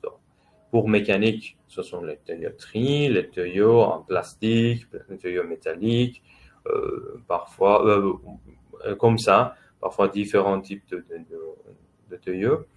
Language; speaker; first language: French; non-native, fluent; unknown